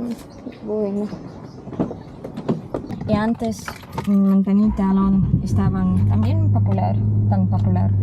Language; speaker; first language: Spanish; non-native, learner; Russian